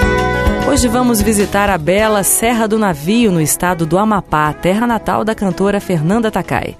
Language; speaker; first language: Portuguese; native; Portuguese